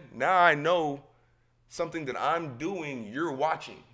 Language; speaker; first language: English; native; English